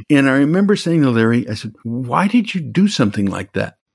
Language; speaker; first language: English; native; English